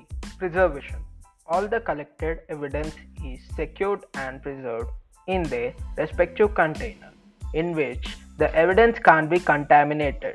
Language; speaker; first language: English; non-native, local second language; Telugu